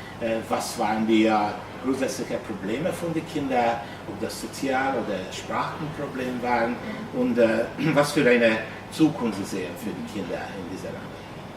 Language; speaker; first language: German; non-native, fluent; Hungarian